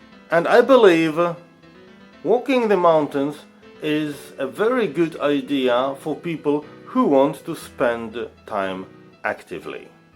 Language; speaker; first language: English; non-native, fluent; Polish